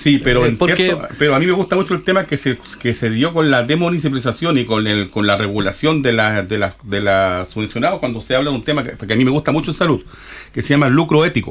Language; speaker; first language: Spanish; native; Spanish